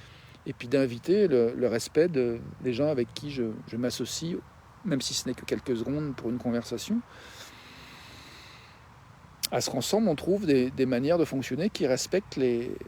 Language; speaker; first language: French; native; French